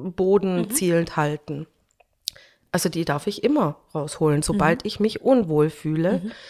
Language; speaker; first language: German; early bilingual, other home language; Hungarian